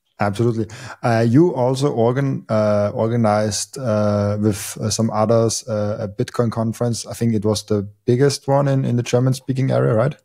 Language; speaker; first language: English; non-native, fluent; German